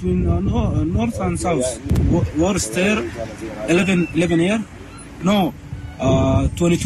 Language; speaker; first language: English; non-native, learner; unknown